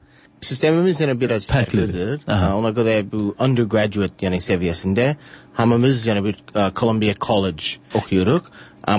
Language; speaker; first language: Turkish; non-native, fluent; English